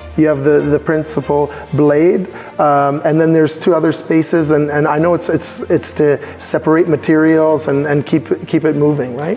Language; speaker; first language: English; native; English